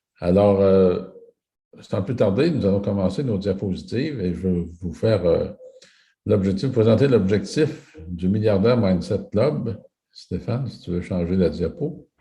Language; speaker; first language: French; native; French